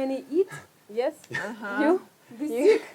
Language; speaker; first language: English; non-native, learner; Russian